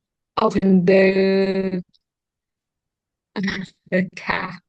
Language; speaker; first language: English; non-native, learner; Vietnamese